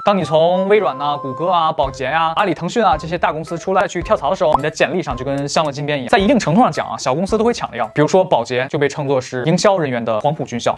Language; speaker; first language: Chinese; native; Chinese